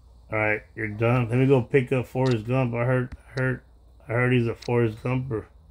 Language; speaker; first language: English; early bilingual, other home language; Spanish